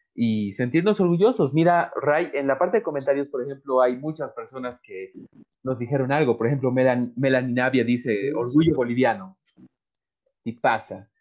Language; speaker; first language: Spanish; native; Spanish